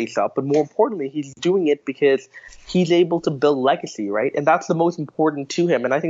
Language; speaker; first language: English; native; English